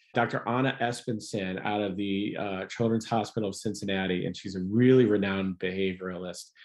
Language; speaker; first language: English; native; English